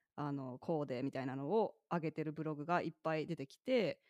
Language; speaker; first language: Japanese; early bilingual, other home language; English